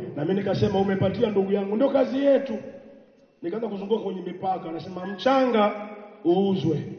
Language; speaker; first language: Swahili; native; Swahili